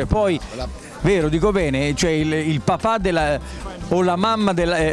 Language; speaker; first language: Italian; native; Italian